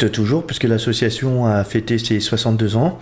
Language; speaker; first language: French; early bilingual, other home language; Portuguese